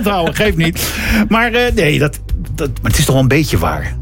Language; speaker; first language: Dutch; native; Dutch